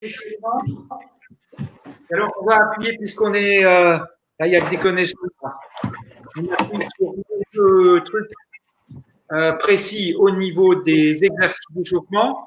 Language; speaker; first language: French; native; French